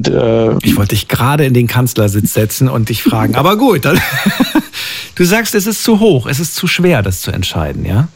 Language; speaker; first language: German; native; German